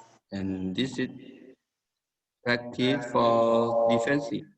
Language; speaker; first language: English; non-native, learner; Thai